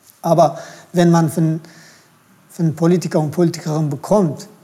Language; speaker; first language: German; non-native, fluent; Turkish